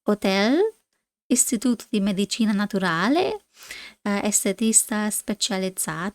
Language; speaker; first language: Italian; non-native, fluent; English